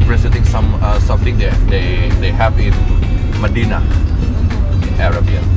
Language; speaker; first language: English; non-native, fluent; Indonesian